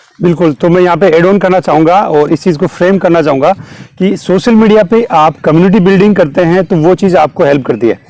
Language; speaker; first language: Hindi; native; Hindi